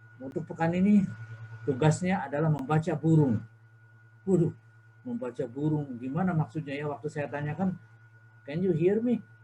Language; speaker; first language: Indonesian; native; Indonesian